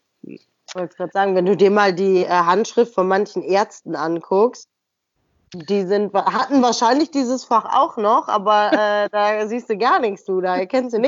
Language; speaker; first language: German; native; German